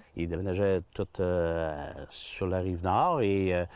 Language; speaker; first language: French; native; French